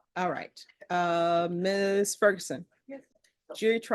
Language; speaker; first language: English; native; English